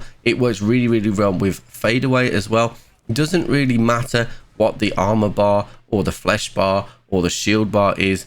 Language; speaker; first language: English; native; English